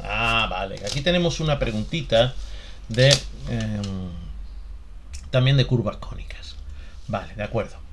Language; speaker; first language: Spanish; native; Spanish